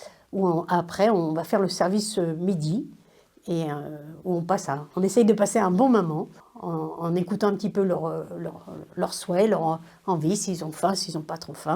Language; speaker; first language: French; native; French